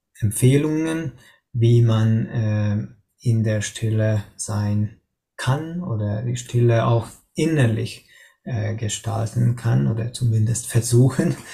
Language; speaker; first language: German; non-native, learner; Hungarian